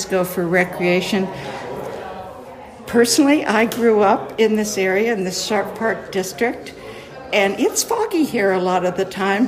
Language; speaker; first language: English; native; English